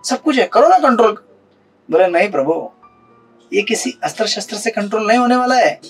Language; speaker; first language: Hindi; non-native, local second language; Marathi